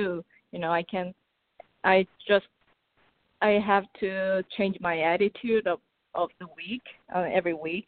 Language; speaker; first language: English; non-native, fluent; Korean